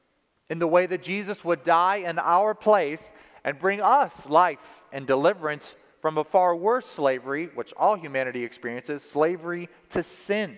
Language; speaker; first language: English; native; English